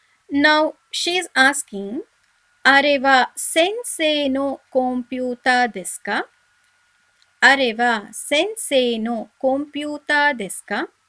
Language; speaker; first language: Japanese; non-native, fluent; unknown